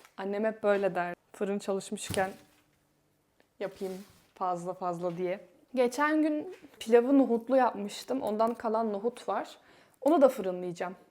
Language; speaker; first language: Turkish; native; Turkish